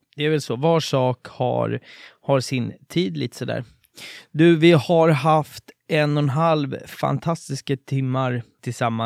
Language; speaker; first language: Swedish; native; Swedish